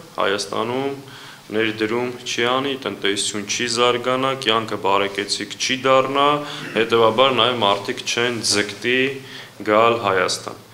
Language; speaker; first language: Armenian; native; Armenian